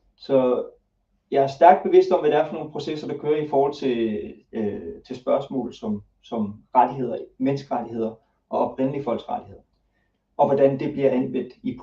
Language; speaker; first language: Danish; early bilingual, other home language; Kalaallisut